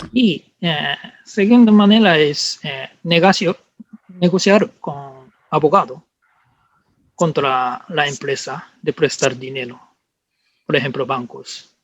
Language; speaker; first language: Spanish; non-native, learner; Japanese